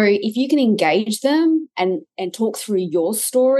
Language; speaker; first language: English; native; English